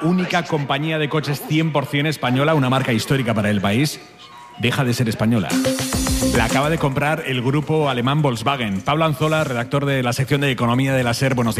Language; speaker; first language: Spanish; native; Spanish